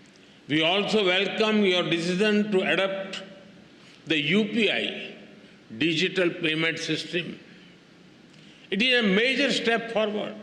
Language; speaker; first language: English; non-native, local second language; Hindi